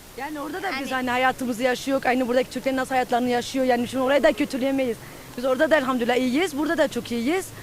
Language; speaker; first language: Turkish; early bilingual, heritage; Turkish